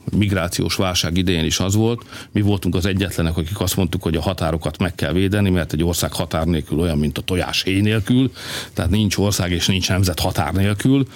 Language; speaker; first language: Hungarian; native; Hungarian